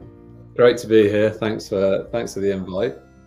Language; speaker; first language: English; native; English